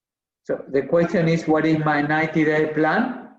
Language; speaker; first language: English; non-native, fluent; Spanish